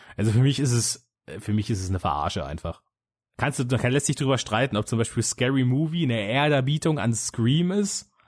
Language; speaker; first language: German; native; German